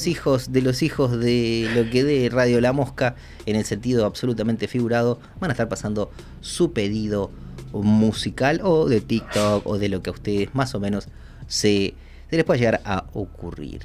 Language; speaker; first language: Spanish; native; Spanish